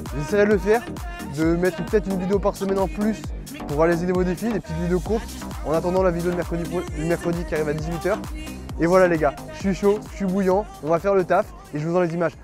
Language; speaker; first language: French; native; French